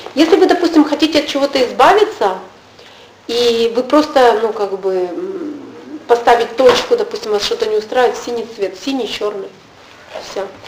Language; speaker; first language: Russian; native; Russian